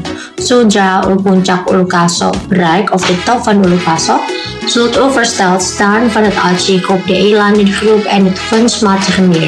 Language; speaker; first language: Dutch; non-native, fluent; Indonesian